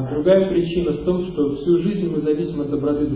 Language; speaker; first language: Russian; native; Russian